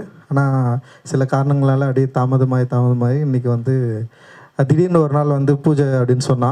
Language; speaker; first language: Tamil; native; Tamil